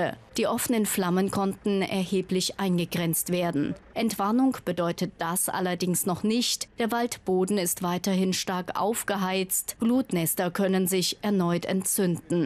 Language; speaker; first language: German; native; German